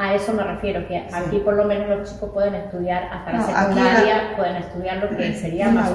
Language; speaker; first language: Spanish; native; Spanish